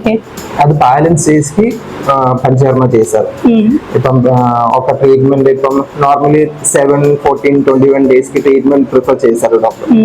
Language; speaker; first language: Telugu; non-native, learner; Malayalam